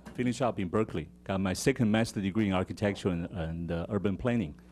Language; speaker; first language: English; non-native, fluent; Chinese